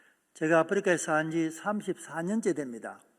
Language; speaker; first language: Korean; native; Korean